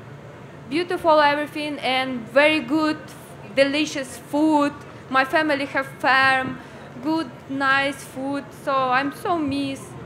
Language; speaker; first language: English; non-native, learner; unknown